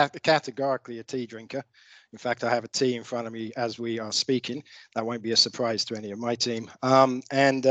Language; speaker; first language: English; native; English